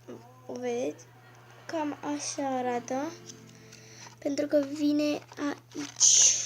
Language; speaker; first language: Romanian; native; Romanian